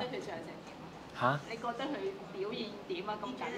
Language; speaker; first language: Chinese; non-native, local second language; Cantonese